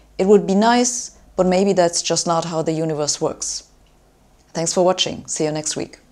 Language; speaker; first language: English; non-native, fluent; German